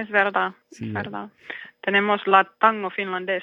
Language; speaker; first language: Spanish; non-native, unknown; Finnish